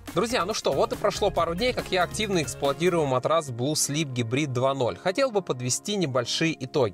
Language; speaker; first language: Russian; native; Russian